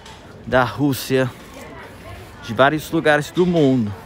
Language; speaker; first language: Portuguese; non-native, fluent; Italian